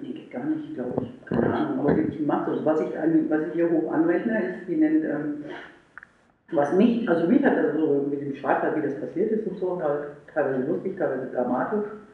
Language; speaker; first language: German; native; German